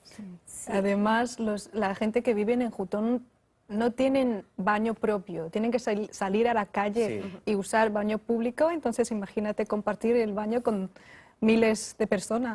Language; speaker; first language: Spanish; non-native, fluent; Chinese